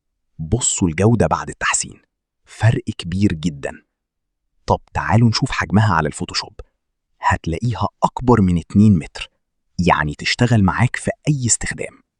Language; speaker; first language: Arabic; native; Arabic